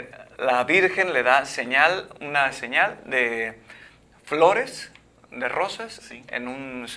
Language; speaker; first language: Spanish; native; Spanish